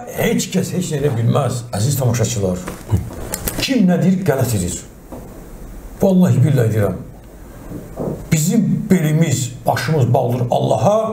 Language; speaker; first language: Azerbaijani; non-native, local second language; Talysh